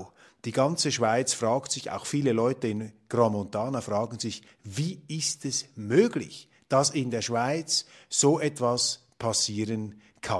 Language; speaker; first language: German; native; German